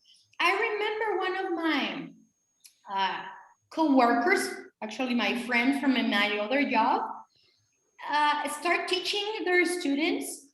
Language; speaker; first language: English; non-native, fluent; Spanish